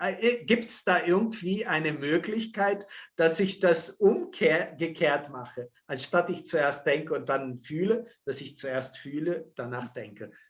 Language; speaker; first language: German; non-native, fluent; Portuguese